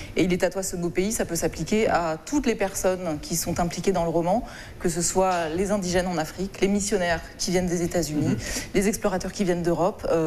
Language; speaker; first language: French; native; French